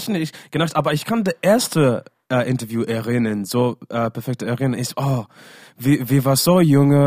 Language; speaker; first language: German; non-native, learner; English